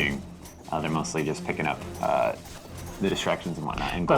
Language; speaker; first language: English; native; English